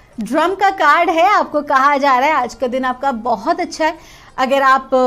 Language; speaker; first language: Hindi; native; Hindi